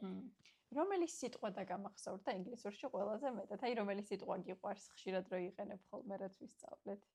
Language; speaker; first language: Georgian; native; Georgian